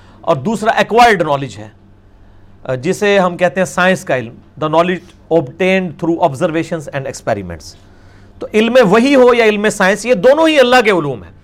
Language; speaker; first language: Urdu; non-native, local second language; Punjabi